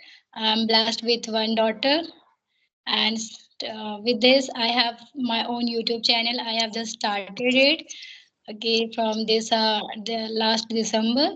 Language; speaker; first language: English; non-native, learner; Hindi